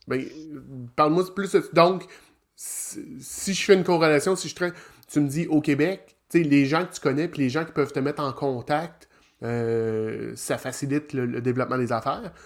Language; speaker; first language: French; native; French